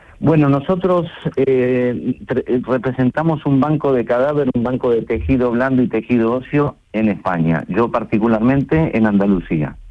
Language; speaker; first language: Spanish; native; Spanish